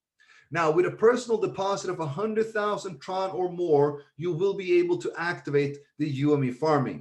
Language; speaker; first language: English; non-native, fluent; Swedish